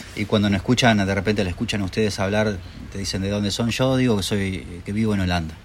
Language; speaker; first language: Spanish; native; Spanish